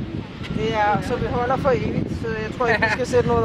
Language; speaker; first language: Danish; native; Danish